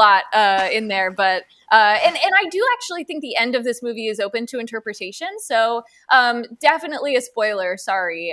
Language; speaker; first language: English; native; English